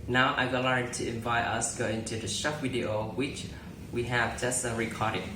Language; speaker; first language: English; non-native, learner; Vietnamese